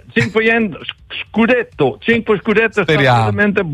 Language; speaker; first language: Italian; non-native, learner; Dutch